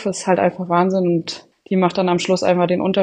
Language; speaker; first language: German; native; German